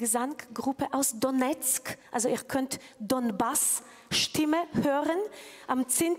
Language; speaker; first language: German; non-native, fluent; Ukrainian